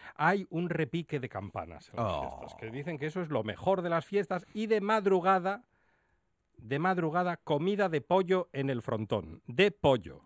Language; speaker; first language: Spanish; native; Spanish